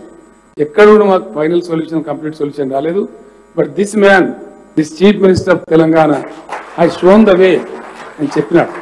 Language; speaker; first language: Telugu; native; Telugu